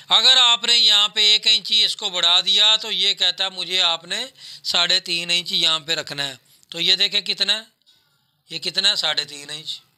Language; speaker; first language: Urdu; non-native, local second language; Punjabi